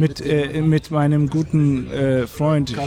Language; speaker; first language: German; non-native, fluent; Turkish